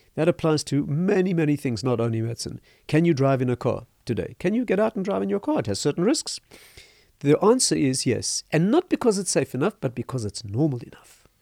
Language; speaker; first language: English; native; English